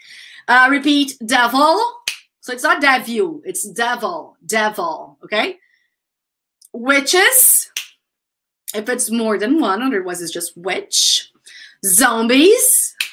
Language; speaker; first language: English; non-native, fluent; Portuguese